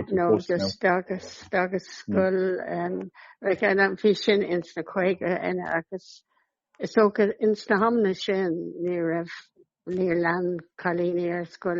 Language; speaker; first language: Irish; non-native, local second language; English